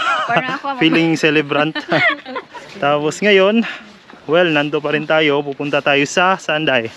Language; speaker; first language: Filipino; native; Filipino